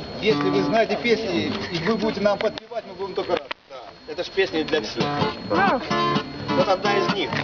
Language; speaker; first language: Russian; native; Russian